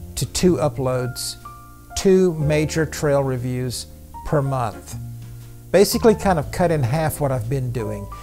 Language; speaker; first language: English; native; English